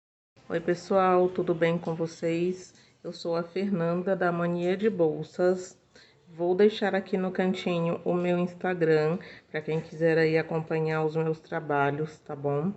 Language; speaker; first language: Portuguese; native; Portuguese